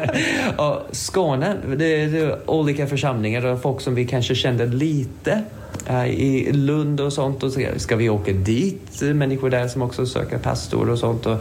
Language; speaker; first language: Swedish; non-native, fluent; English